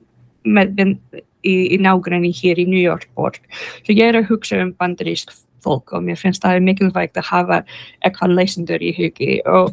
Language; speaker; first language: Icelandic; non-native, fluent; English